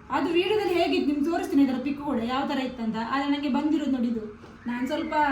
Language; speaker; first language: Kannada; non-native, local second language; Tulu